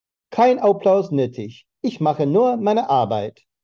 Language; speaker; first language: German; non-native, learner; English